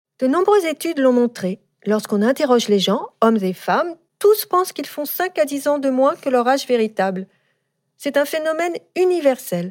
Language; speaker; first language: French; native; French